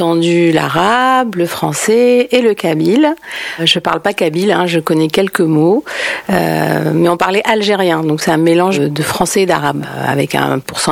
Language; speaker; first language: French; native; French